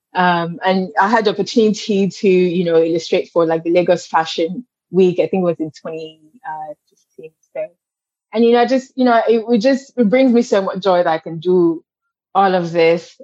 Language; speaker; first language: English; non-native, local second language; Yoruba